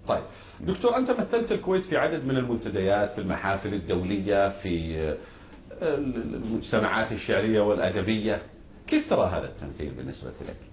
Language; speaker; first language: Arabic; native; Arabic